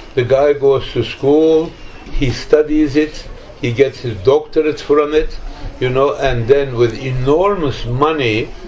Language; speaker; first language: English; non-native, fluent; Turkish